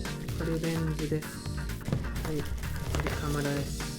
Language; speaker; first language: Japanese; non-native, learner; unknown